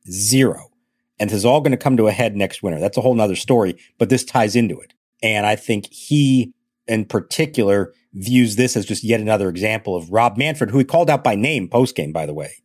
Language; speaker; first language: English; native; English